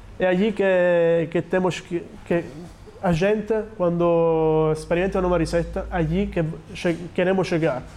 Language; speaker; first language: Portuguese; non-native, learner; Italian